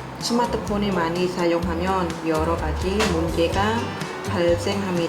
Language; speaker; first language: Korean; non-native, learner; Khmer